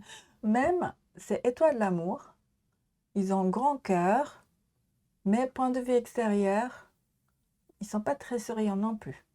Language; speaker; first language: French; non-native, learner; Japanese